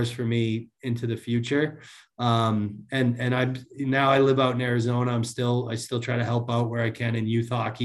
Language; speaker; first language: English; native; English